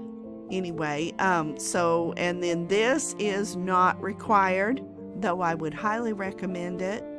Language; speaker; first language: English; native; English